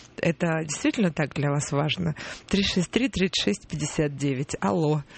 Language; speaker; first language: Russian; native; Russian